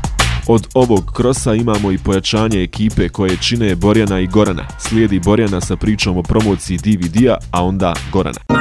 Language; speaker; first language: Croatian; native; Croatian